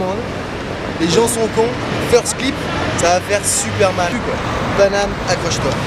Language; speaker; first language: French; native; French